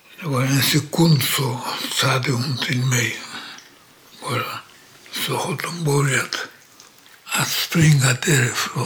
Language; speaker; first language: Swedish; non-native, learner; Polish